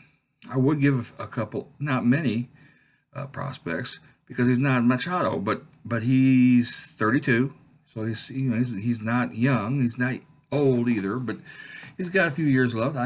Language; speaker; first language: English; native; English